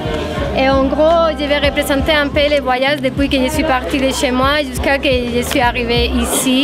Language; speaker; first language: French; non-native, learner; Spanish